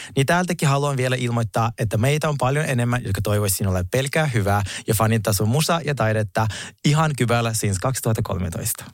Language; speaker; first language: Finnish; non-native, fluent; Russian